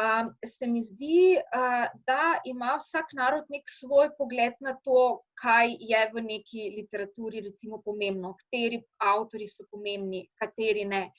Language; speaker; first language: Slovenian; native; Slovenian